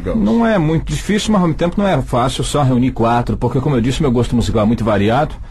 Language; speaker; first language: Portuguese; native; Portuguese